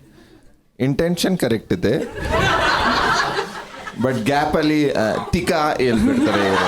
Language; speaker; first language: Kannada; non-native, local second language; Punjabi